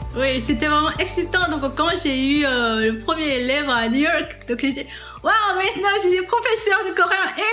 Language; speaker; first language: French; non-native, fluent; Korean